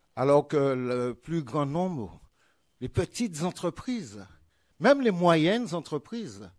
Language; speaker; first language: French; native; French